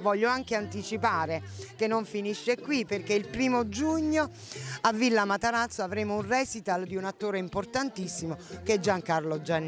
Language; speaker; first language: Italian; native; Italian